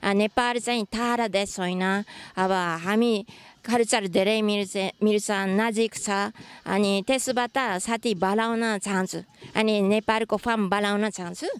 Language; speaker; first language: Nepali; non-native, fluent; Japanese